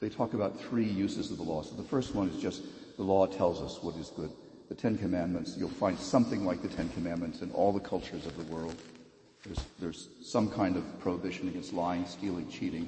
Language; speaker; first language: English; native; English